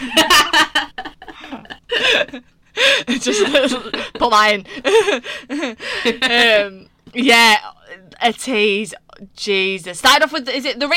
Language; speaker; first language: English; native; English